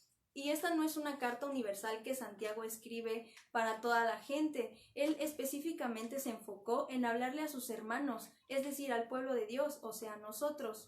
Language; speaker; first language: Spanish; native; Spanish